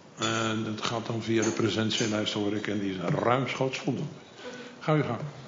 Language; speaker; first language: Dutch; native; Dutch